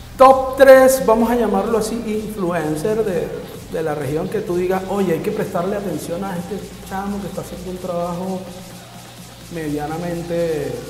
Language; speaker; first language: Spanish; native; Spanish